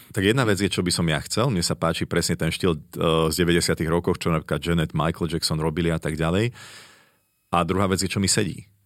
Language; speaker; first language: Slovak; native; Slovak